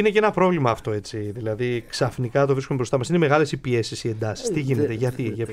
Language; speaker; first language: Greek; native; Greek